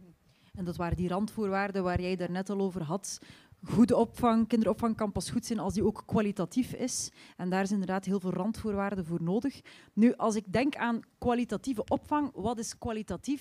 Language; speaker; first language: Dutch; native; Dutch